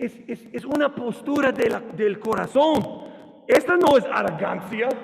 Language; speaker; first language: Spanish; non-native, learner; English